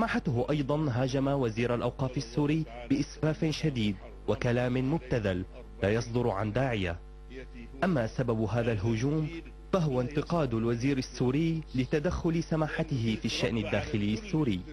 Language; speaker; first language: Arabic; native; Arabic